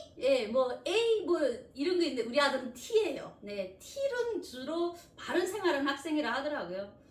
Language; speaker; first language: Korean; native; Korean